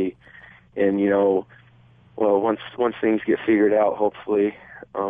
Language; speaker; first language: English; native; English